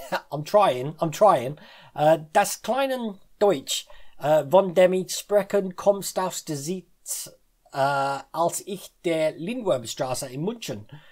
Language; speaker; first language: German; non-native, learner; English